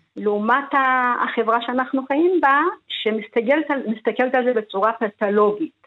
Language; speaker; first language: Hebrew; early bilingual, other home language; Amharic